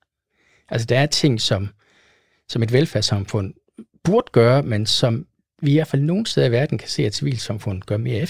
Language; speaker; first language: Danish; native; Danish